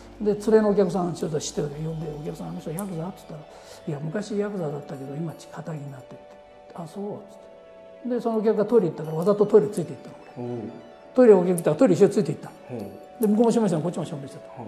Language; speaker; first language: Japanese; native; Japanese